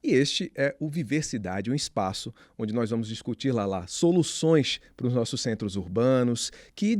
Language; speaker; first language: Portuguese; native; Portuguese